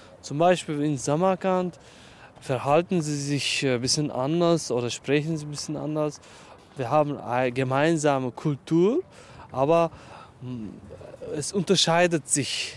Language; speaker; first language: German; non-native, fluent; Uzbek